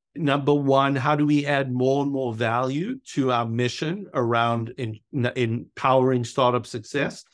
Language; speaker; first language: English; native; English